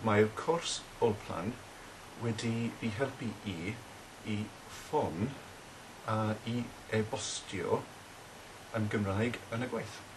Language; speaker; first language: Welsh; non-native, learner; English